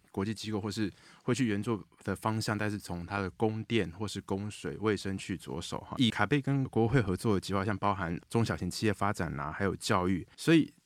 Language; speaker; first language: Chinese; native; Chinese